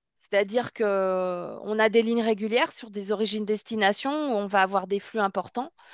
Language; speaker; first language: French; native; French